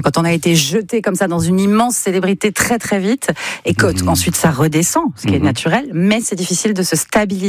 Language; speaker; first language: French; native; French